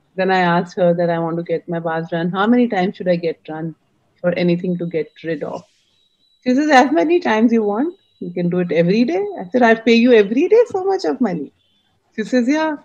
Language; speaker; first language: English; non-native, local second language; Hindi